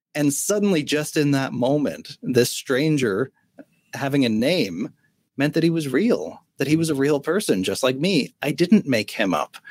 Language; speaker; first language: English; native; English